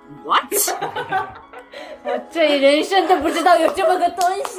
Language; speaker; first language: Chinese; non-native, fluent; Mongolian